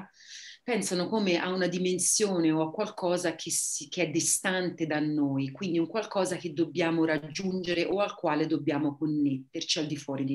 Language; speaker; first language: Italian; native; Italian